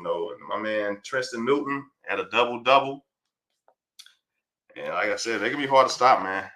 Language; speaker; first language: English; native; English